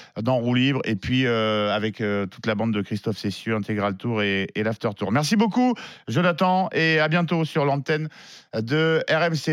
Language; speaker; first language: French; native; French